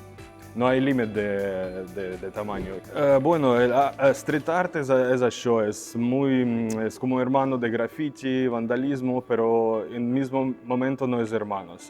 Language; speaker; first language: Spanish; non-native, learner; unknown